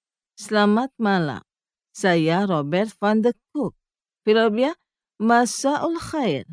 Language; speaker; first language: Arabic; non-native, fluent; Indonesian